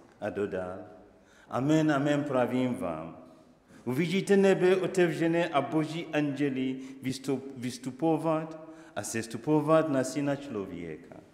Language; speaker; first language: Czech; non-native, learner; Igbo